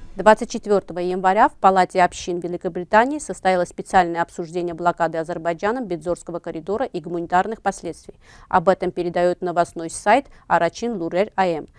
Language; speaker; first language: Russian; non-native, local second language; Armenian